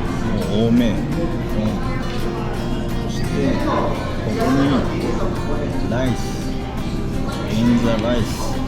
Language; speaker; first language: Japanese; native; Japanese